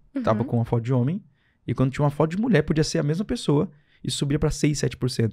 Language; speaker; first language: Portuguese; native; Portuguese